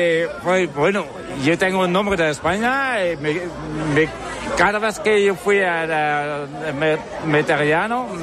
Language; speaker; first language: Spanish; non-native, learner; Dutch